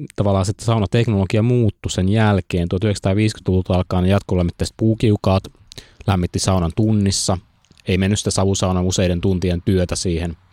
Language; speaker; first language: Finnish; native; Finnish